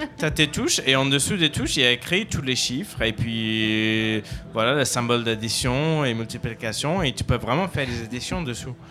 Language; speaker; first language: French; non-native, fluent; English